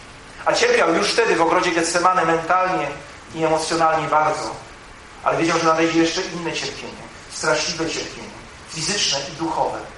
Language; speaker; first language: Polish; native; Polish